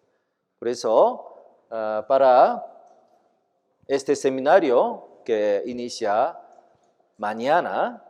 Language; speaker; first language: Spanish; non-native, fluent; Korean